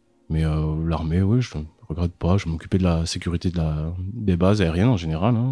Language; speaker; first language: French; native; French